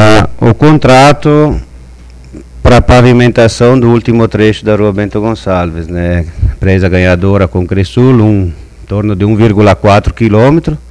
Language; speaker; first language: Portuguese; native; Portuguese